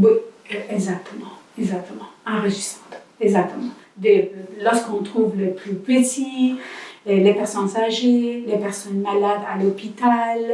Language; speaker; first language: French; non-native, learner; Spanish